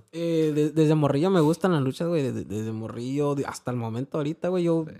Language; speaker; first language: Spanish; early bilingual, heritage; Spanish